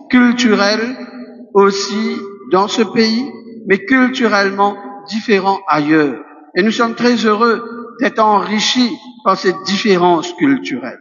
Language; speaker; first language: French; non-native, local second language; Morisyen